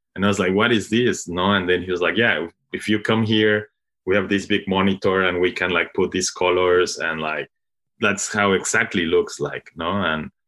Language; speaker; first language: English; non-native, fluent; Spanish